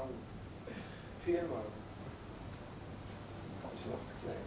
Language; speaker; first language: Dutch; non-native, learner; Arabic